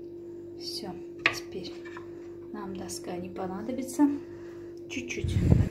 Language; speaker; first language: Russian; non-native, fluent; Turkmen